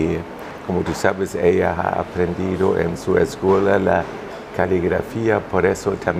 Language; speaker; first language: Spanish; non-native, fluent; German